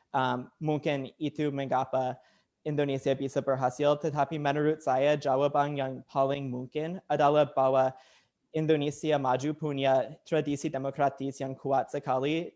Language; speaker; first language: Indonesian; non-native, learner; English